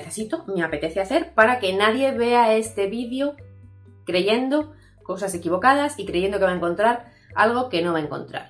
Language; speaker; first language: Spanish; native; Spanish